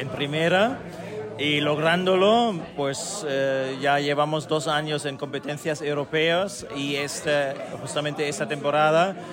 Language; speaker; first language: Spanish; non-native, fluent; German